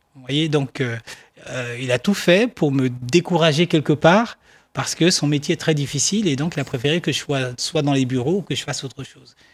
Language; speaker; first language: French; non-native, local second language; Baoulé